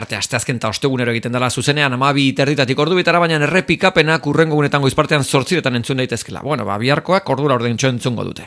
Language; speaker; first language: Basque; native; Basque